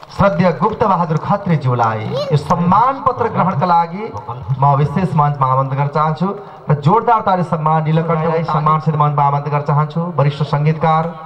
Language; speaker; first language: Nepali; native; Nepali